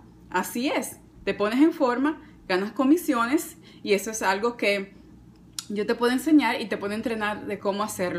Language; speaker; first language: Spanish; native; Spanish